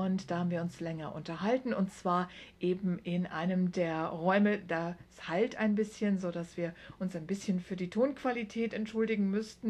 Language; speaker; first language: German; native; German